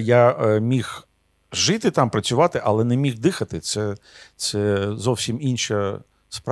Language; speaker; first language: Ukrainian; non-native, local second language; Russian